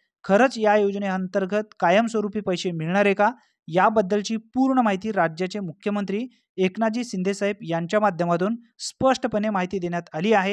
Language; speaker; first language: Marathi; native; Marathi